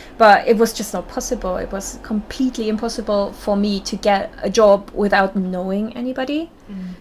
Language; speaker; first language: English; non-native, fluent; German